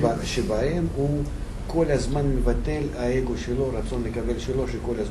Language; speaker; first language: Hebrew; non-native, fluent; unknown